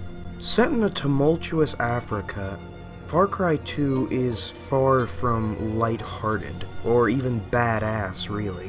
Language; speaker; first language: English; native; English